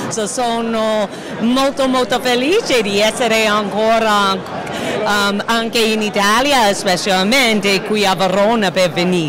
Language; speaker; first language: Italian; non-native, learner; English